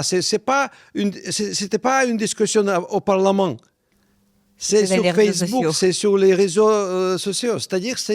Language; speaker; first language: French; non-native, fluent; Russian